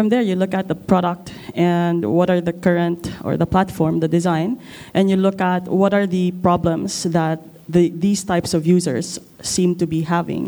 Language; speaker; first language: English; non-native, local second language; Filipino